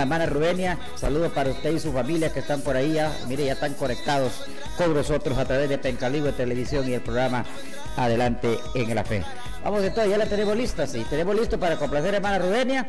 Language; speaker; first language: Spanish; native; Spanish